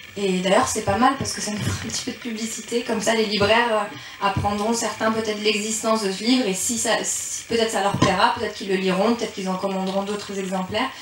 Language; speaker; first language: French; early bilingual, other home language; Persian